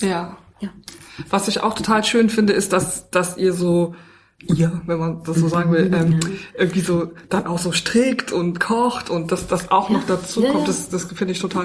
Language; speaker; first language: German; native; German